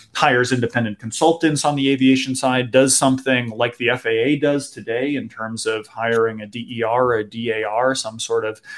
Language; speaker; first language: English; native; English